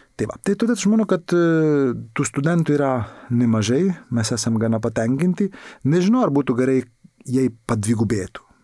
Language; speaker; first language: Lithuanian; non-native, fluent; Italian